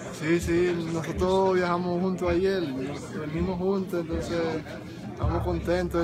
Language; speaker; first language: Spanish; non-native, local second language; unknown